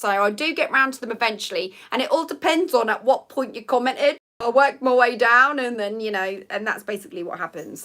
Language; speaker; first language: English; native; English